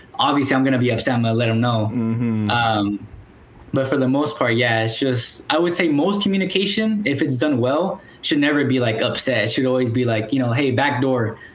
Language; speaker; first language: English; native; English